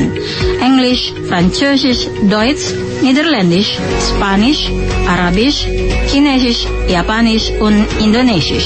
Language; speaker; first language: German; non-native, local second language; Indonesian